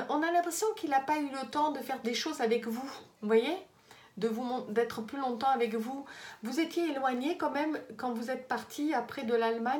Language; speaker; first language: French; native; French